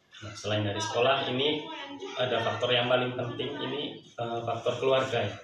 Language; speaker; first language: Indonesian; non-native, local second language; Javanese